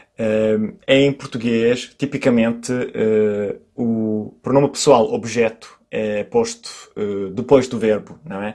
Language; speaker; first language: Portuguese; non-native, fluent; Italian